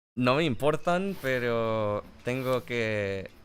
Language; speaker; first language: Spanish; non-native, learner; English